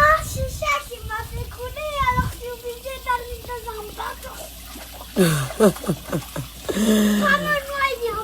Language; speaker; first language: French; native; French